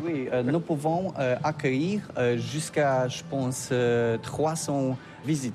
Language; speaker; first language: French; non-native, learner; Polish